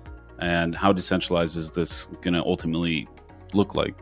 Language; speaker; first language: English; native; English